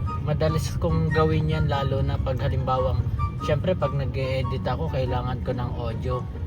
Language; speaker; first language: Filipino; native; Filipino